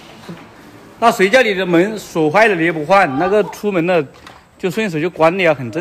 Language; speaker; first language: Chinese; native; Chinese